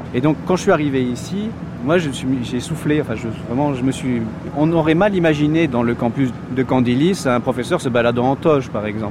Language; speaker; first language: French; native; French